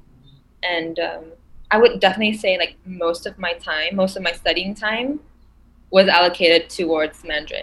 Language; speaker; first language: English; non-native, local second language; Malay